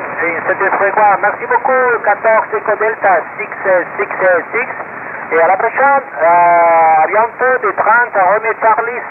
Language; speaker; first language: French; non-native, learner; Spanish